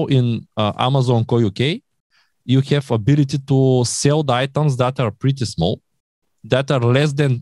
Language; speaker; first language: English; non-native, learner; Bulgarian